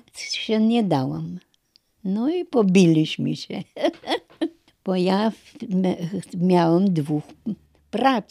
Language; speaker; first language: Polish; non-native, local second language; German